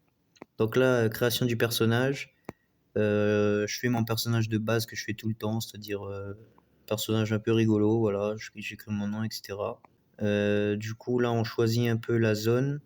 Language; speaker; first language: French; native; French